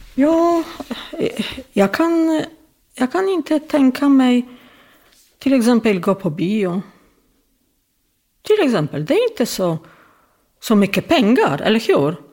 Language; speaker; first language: Swedish; non-native, fluent; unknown